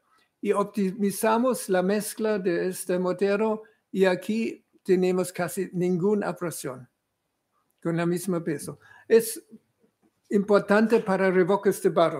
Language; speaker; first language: Spanish; non-native, fluent; German